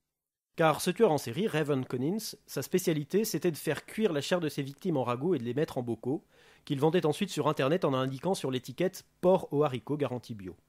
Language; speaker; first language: French; native; French